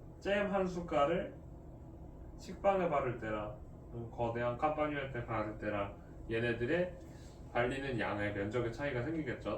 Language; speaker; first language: Korean; native; Korean